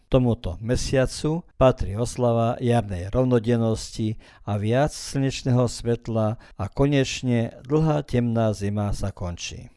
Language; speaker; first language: Slovak; early bilingual, heritage; Slovak